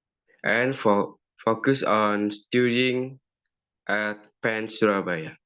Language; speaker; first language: English; non-native, learner; Indonesian